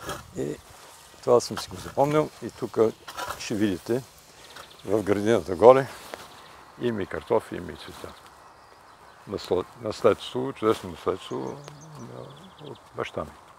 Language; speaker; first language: Bulgarian; early bilingual, heritage; Bulgarian